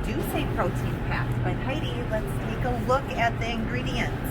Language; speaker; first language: English; native; English